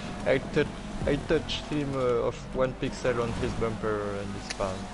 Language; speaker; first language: English; non-native, fluent; French